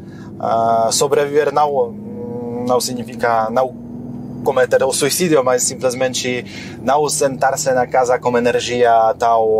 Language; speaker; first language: Portuguese; non-native, fluent; Polish